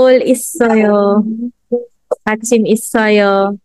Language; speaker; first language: Korean; non-native, fluent; Filipino